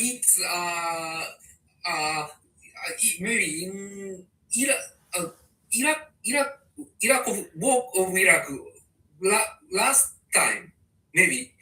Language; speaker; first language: English; non-native, learner; Japanese